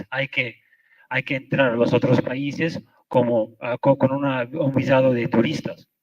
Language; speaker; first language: Spanish; non-native, fluent; Arabic